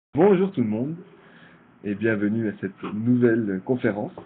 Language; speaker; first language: French; native; French